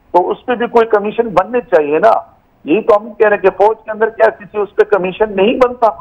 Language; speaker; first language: Urdu; non-native, local second language; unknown